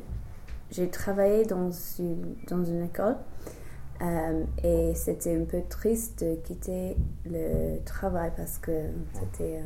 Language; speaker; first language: French; non-native, fluent; English